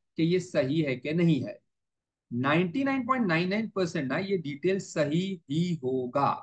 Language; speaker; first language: Hindi; native; Hindi